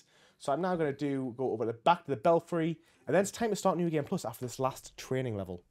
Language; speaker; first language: English; native; English